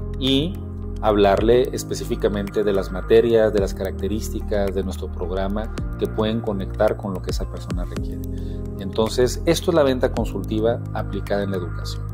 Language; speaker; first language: Spanish; native; Spanish